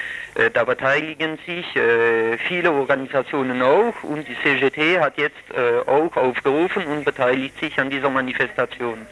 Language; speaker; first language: German; non-native, fluent; French